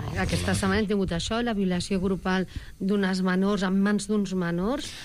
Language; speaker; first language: Catalan; native; Catalan